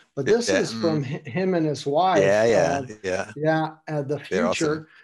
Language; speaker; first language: English; native; English